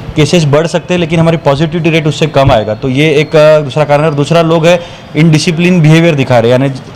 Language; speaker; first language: Hindi; non-native, local second language; Marathi